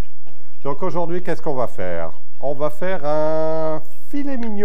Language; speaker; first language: French; native; French